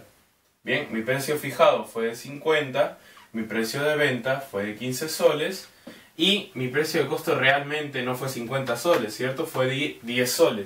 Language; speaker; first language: Spanish; native; Spanish